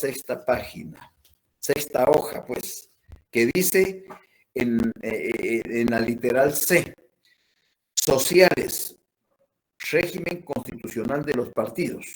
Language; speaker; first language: Spanish; native; Spanish